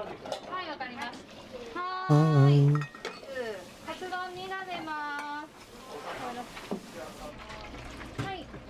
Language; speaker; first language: Japanese; native; Japanese